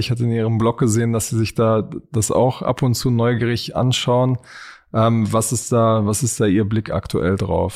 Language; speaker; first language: German; native; German